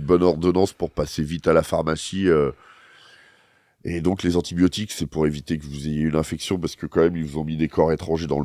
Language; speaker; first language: French; native; French